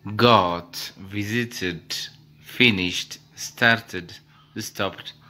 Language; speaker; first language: English; non-native, fluent; Amharic